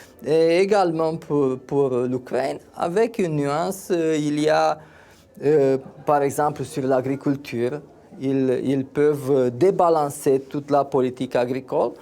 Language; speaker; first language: French; non-native, fluent; Romanian